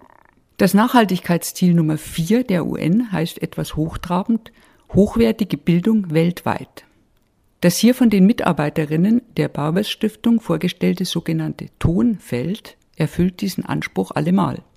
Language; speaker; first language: German; native; German